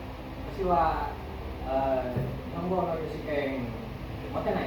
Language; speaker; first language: Japanese; non-native, learner; Indonesian